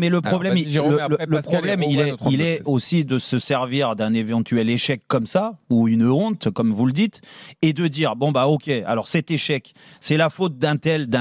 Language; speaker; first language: French; native; French